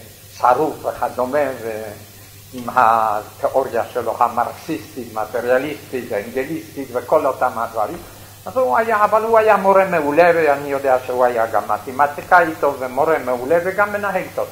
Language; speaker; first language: Hebrew; non-native, fluent; Yiddish